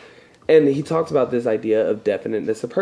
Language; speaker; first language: English; native; English